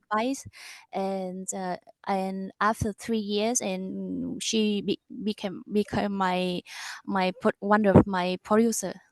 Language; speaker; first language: English; non-native, learner; Vietnamese